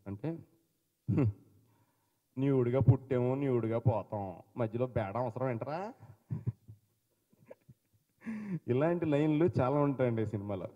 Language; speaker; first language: Telugu; native; Telugu